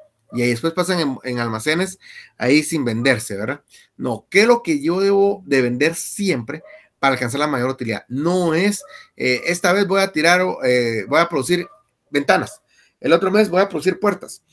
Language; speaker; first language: Spanish; native; Spanish